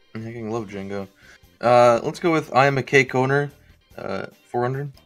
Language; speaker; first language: English; native; English